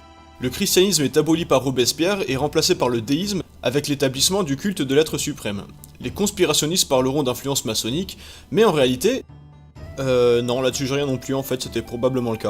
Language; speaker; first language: French; native; French